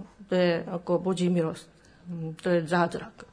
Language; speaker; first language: Czech; non-native, learner; Japanese